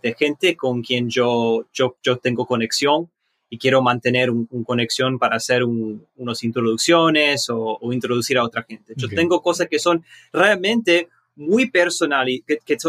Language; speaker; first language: Spanish; early bilingual, heritage; Spanish